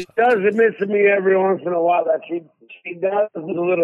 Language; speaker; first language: English; native; English